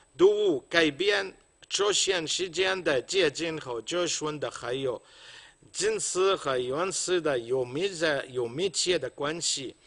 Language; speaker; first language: Chinese; non-native, fluent; Arabic